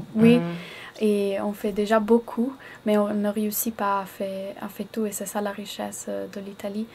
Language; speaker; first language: French; non-native, fluent; Italian